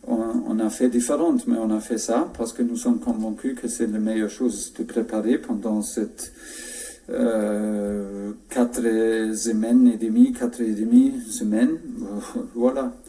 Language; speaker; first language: French; non-native, fluent; German